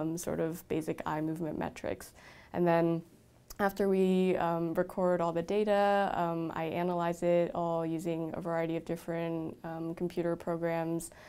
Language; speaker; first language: English; native; English